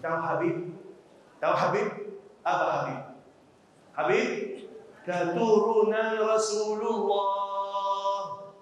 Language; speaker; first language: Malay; non-native, fluent; Arabic